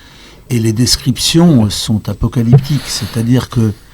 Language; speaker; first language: French; native; French